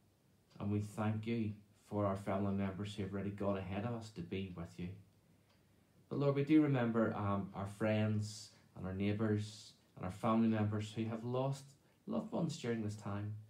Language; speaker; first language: English; native; English